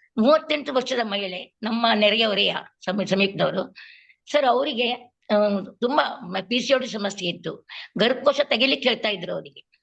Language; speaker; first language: Kannada; native; Kannada